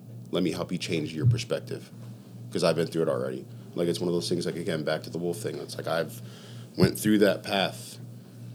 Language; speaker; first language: English; native; English